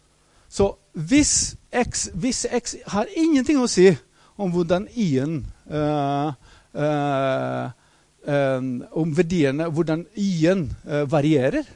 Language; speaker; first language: Norwegian; non-native, fluent; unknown